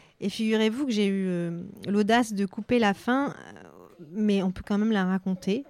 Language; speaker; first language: French; native; French